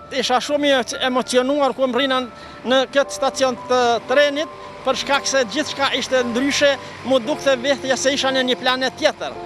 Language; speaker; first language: Albanian; native; Albanian